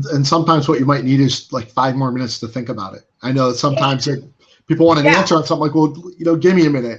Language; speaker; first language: English; native; English